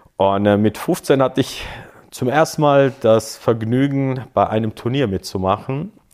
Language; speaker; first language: German; early bilingual, other home language; Croatian